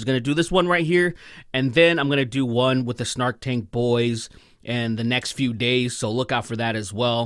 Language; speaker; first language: English; native; English